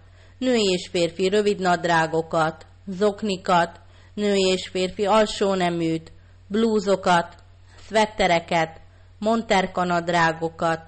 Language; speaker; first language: Hungarian; native; Hungarian